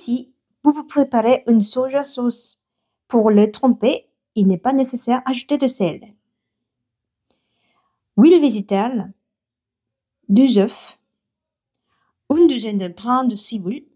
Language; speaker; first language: French; non-native, learner; Korean